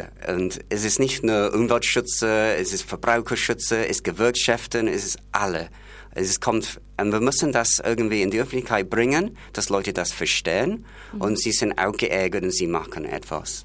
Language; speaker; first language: German; non-native, fluent; English